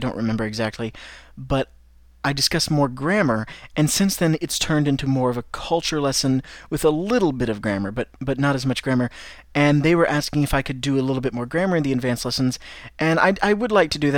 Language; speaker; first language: English; native; English